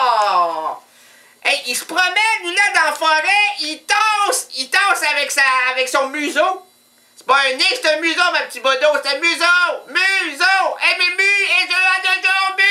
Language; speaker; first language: French; native; French